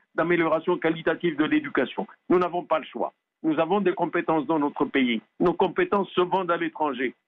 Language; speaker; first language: French; non-native, local second language; Arabic